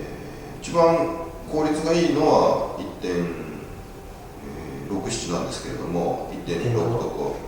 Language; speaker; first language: Japanese; native; Japanese